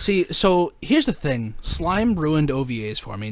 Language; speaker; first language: English; native; English